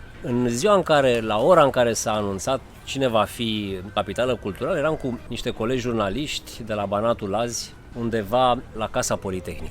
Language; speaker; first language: Romanian; native; Romanian